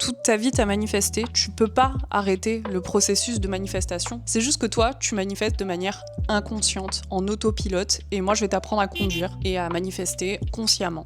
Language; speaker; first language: French; native; French